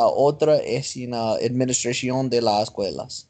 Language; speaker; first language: Spanish; non-native, learner; English